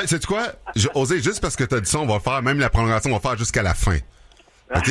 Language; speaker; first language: French; native; French